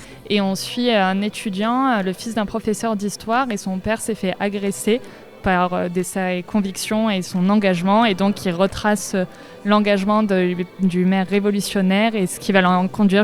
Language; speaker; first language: French; native; French